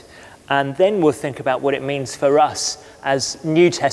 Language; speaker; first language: English; native; English